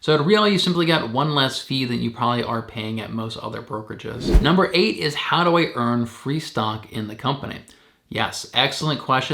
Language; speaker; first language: English; native; English